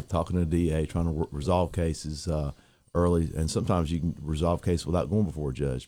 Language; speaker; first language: English; native; English